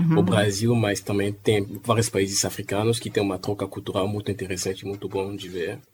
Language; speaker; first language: Portuguese; non-native, fluent; French